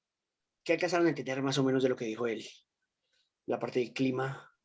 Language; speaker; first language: Spanish; native; Spanish